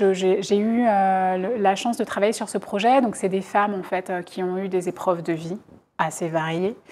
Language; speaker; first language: French; native; French